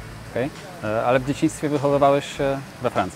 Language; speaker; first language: Polish; native; Polish